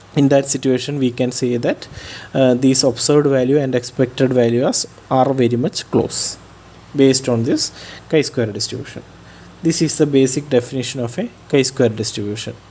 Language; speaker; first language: English; non-native, local second language; Malayalam